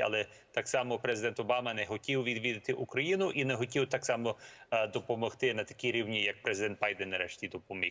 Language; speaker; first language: Ukrainian; early bilingual, heritage; Ukrainian